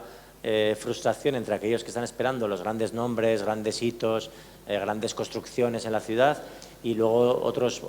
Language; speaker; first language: Spanish; native; Spanish